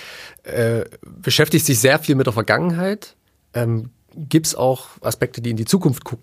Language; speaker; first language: German; native; German